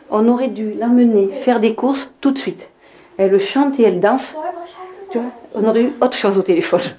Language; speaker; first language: French; native; French